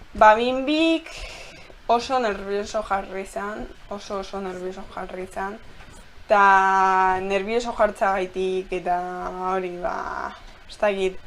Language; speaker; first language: Basque; non-native, local second language; Spanish